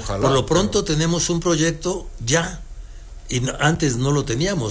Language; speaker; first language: Spanish; native; Spanish